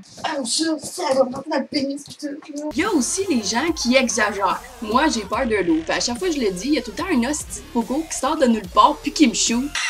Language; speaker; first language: French; native; French